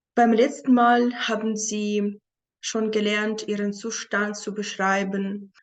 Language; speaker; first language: German; non-native, fluent; Ukrainian